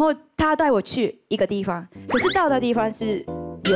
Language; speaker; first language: Chinese; non-native, fluent; Japanese